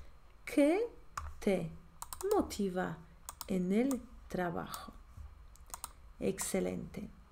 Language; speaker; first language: Spanish; non-native, fluent; Polish